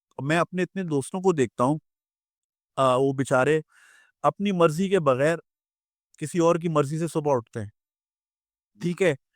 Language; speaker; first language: Urdu; native; Urdu